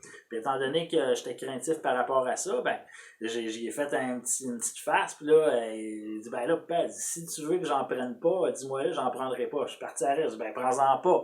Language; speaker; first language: French; native; French